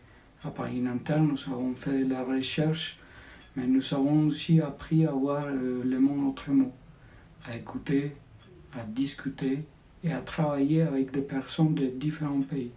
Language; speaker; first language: French; non-native, fluent; Spanish